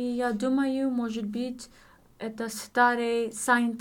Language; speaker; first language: Russian; non-native, learner; English